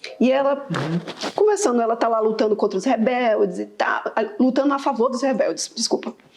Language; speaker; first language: Portuguese; native; Portuguese